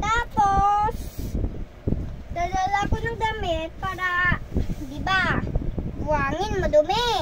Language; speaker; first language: Filipino; native; Filipino